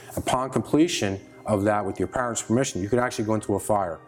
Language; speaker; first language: English; native; English